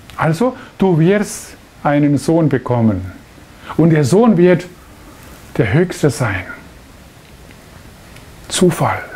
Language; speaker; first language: German; non-native, fluent; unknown